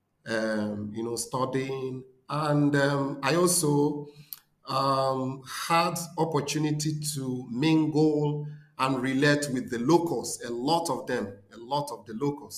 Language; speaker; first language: English; non-native, local second language; Igbo